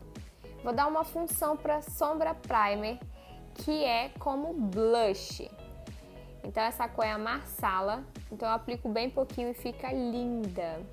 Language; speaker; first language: Portuguese; native; Portuguese